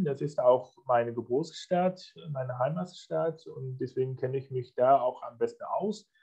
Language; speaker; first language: German; non-native, fluent; Chinese